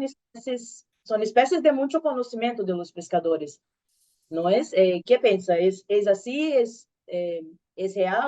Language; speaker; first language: Spanish; non-native, learner; Portuguese